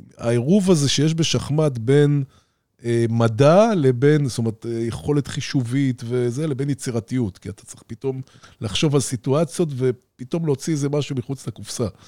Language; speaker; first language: Hebrew; native; Hebrew